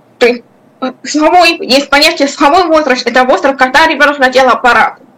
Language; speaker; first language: Russian; non-native, local second language; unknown